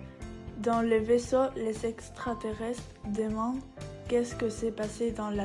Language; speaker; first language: French; non-native, learner; Spanish